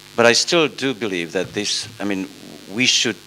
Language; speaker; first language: English; non-native, fluent; Slovak